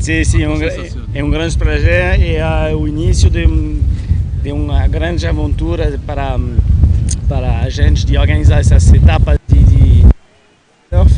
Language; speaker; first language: Portuguese; non-native, fluent; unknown